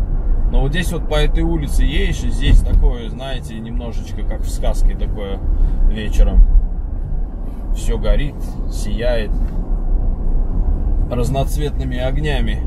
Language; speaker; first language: Russian; native; Russian